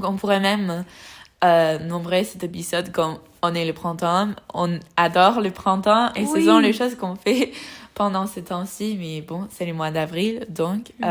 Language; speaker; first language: French; non-native, learner; Spanish